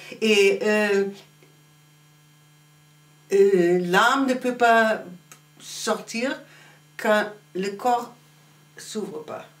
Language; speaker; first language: French; non-native, fluent; German